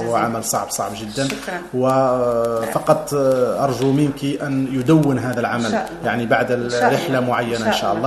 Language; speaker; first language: Arabic; native; Arabic